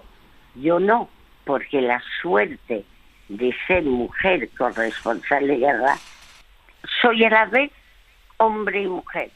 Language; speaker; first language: Spanish; early bilingual, other home language; French